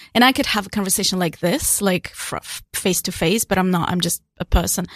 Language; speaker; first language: English; non-native, fluent; Russian